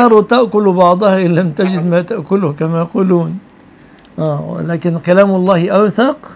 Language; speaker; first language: Arabic; native; Arabic